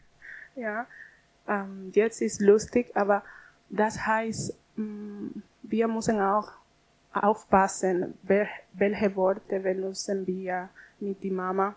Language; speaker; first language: German; non-native, learner; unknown